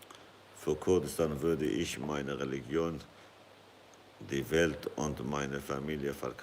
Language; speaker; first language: German; non-native, fluent; Kurdish